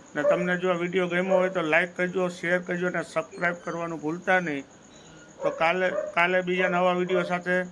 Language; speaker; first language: Gujarati; native; Gujarati